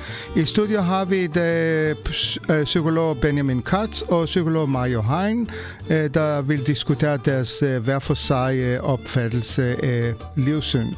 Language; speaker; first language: Danish; non-native, fluent; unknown